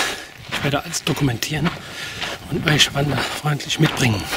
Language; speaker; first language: German; native; German